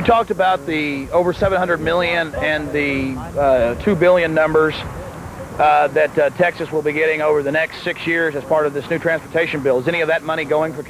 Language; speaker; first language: English; native; English